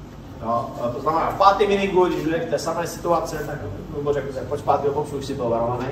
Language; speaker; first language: Czech; native; Czech